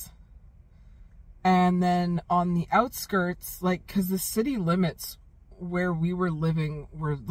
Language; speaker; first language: English; native; English